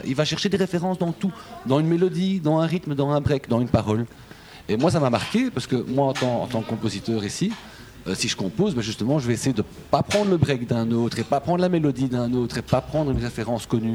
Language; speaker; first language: French; native; French